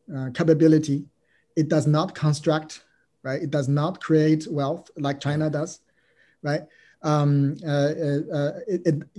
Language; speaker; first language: English; non-native, fluent; Chinese